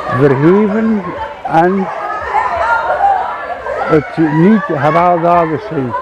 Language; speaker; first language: Dutch; non-native, fluent; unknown